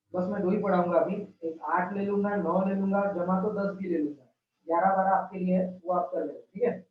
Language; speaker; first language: Hindi; non-native, local second language; Marathi